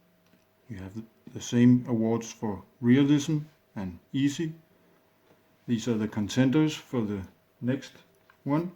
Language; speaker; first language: English; non-native, fluent; Danish